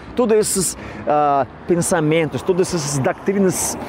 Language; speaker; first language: Portuguese; non-native, learner; Russian